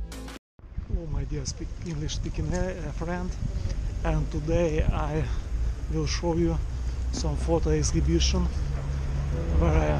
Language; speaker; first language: English; non-native, learner; Ukrainian